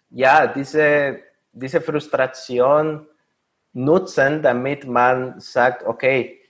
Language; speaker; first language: German; non-native, fluent; Spanish